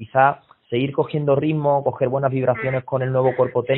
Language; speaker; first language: Spanish; native; Spanish